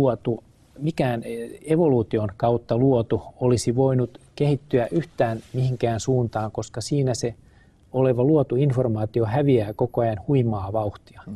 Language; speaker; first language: Finnish; native; Finnish